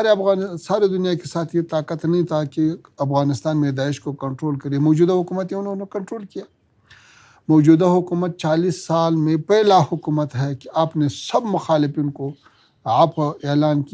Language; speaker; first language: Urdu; non-native, fluent; Pashto